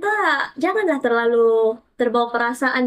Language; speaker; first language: Indonesian; native; Indonesian